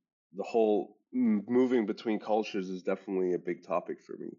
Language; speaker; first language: English; non-native, local second language; German